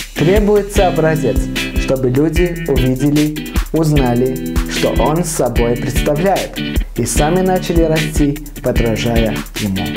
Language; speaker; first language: Russian; non-native, fluent; Armenian